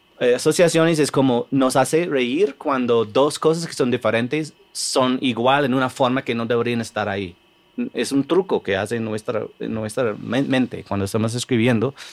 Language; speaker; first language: Spanish; non-native, fluent; English